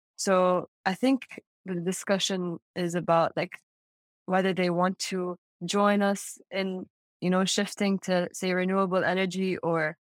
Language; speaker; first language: English; non-native, fluent; Arabic